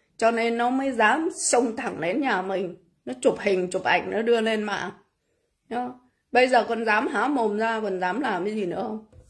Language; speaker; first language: Vietnamese; native; Vietnamese